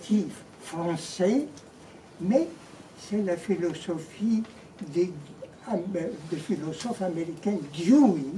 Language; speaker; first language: French; non-native, fluent; Greek